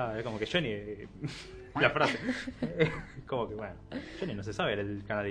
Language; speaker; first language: Spanish; native; Spanish